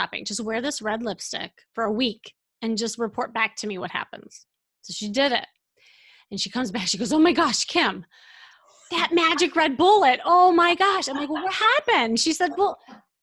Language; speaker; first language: English; native; English